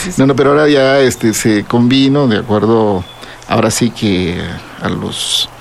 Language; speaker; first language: Spanish; non-native, local second language; Zapotec